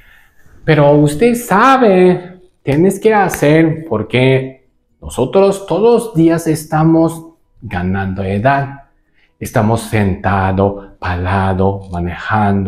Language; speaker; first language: Spanish; non-native, learner; Japanese